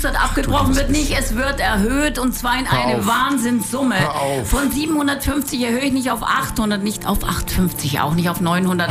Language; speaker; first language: German; native; German